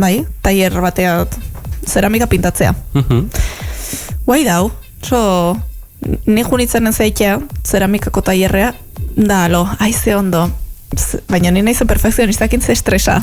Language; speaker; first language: Basque; native; Basque